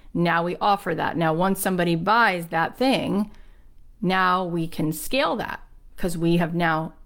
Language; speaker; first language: English; native; English